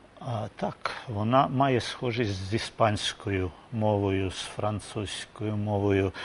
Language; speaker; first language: Ukrainian; non-native, local second language; Russian